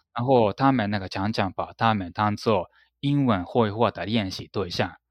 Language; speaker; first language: Chinese; non-native, fluent; Japanese